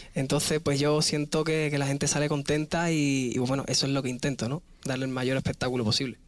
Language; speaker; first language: Spanish; native; Spanish